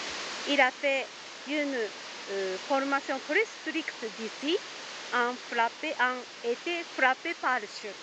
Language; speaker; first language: French; non-native, learner; Japanese